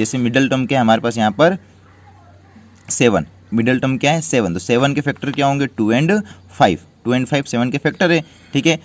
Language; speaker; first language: Hindi; native; Hindi